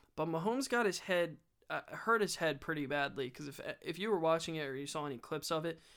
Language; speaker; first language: English; native; English